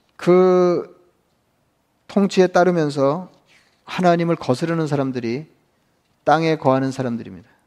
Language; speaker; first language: Korean; native; Korean